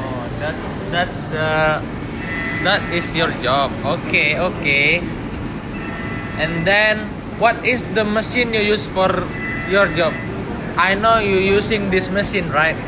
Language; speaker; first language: English; non-native, learner; Indonesian